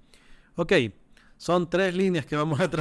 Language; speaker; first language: Spanish; native; Spanish